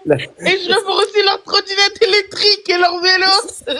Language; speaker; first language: French; native; French